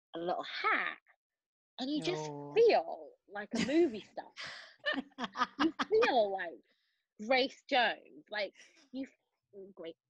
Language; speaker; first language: English; native; English